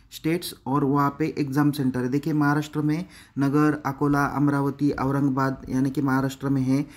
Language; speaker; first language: Hindi; non-native, local second language; Marathi